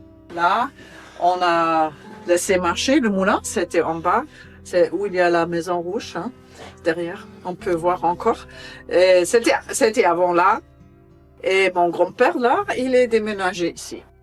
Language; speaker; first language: French; non-native, fluent; German